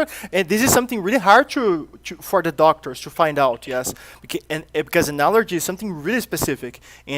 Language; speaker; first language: English; non-native, fluent; Portuguese